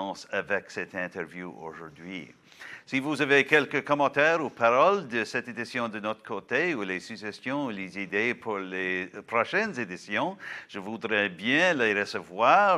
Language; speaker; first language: French; non-native, local second language; English